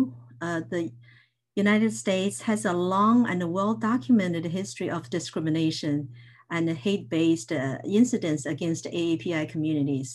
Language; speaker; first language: English; non-native, fluent; Chinese